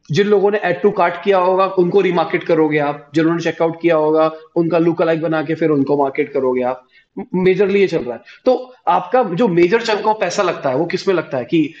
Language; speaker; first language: Hindi; native; Hindi